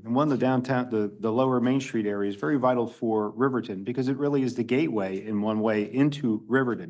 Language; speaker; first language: English; native; English